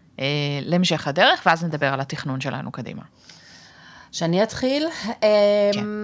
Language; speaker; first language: Hebrew; native; Hebrew